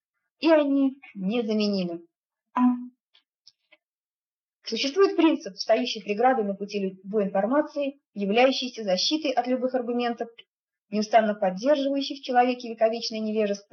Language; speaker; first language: Russian; native; Russian